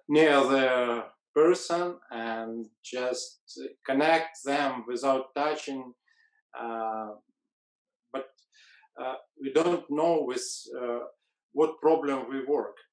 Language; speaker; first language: English; non-native, learner; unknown